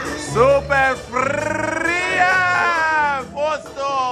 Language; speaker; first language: Spanish; non-native, learner; French